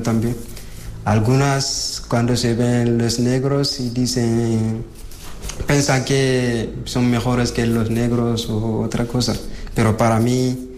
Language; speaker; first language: Spanish; non-native, learner; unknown